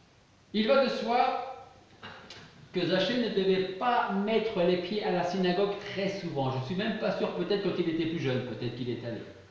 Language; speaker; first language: French; native; French